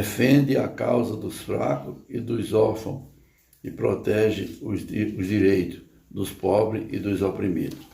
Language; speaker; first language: Portuguese; native; Portuguese